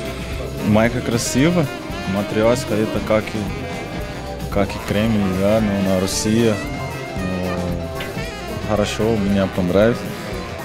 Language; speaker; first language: Russian; non-native, learner; Portuguese